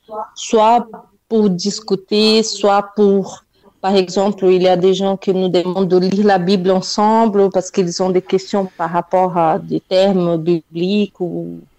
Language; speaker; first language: French; non-native, fluent; Portuguese